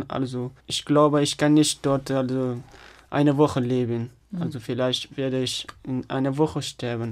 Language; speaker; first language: German; non-native, fluent; Pashto